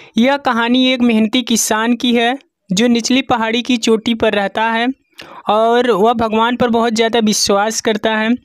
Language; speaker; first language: Hindi; native; Hindi